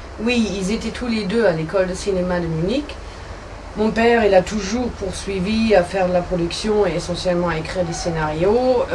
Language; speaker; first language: French; non-native, fluent; German